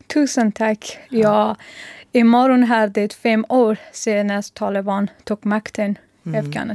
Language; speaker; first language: Swedish; non-native, learner; Persian